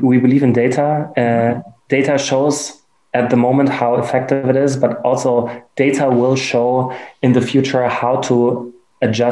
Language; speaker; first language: English; non-native, fluent; German